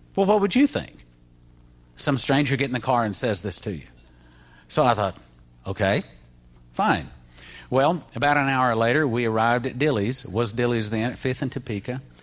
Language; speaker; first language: English; native; English